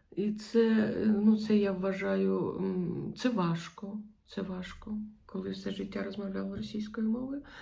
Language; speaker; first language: Ukrainian; non-native, local second language; Russian